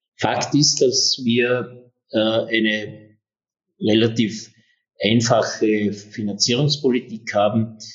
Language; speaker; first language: German; native; German